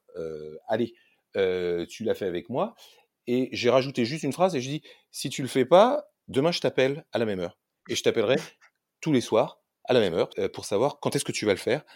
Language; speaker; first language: French; native; French